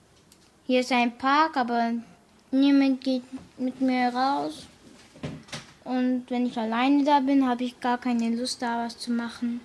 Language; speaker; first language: German; early bilingual, other home language; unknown